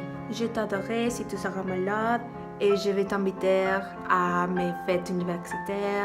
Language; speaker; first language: French; non-native, learner; Spanish